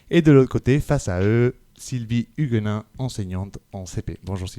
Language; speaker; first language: French; native; French